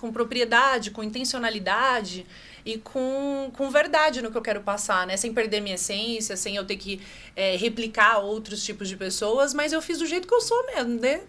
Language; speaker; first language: Portuguese; native; Portuguese